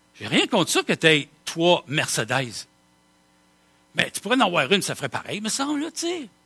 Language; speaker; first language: French; native; French